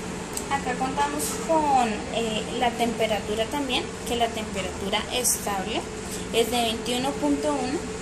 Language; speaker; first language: Spanish; native; Spanish